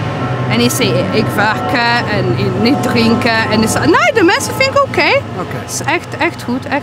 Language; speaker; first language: Dutch; non-native, learner; Polish